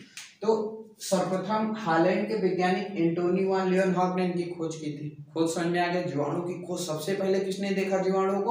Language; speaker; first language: Hindi; native; Hindi